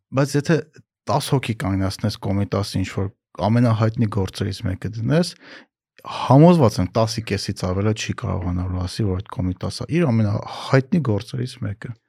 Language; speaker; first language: Armenian; native; Armenian